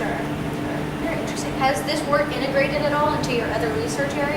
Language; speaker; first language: English; native; English